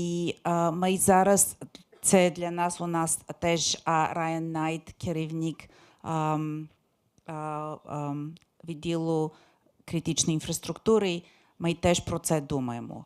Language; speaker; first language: Ukrainian; non-native, fluent; English